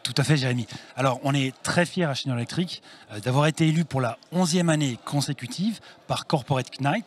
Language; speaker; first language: French; native; French